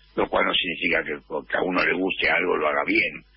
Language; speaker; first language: Spanish; native; Spanish